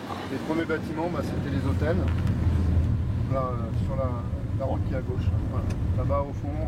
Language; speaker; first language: French; native; French